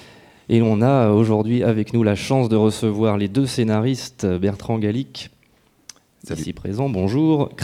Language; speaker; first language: French; native; French